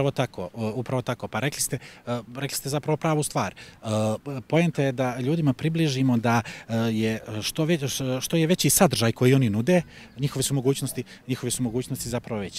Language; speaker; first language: Croatian; native; Croatian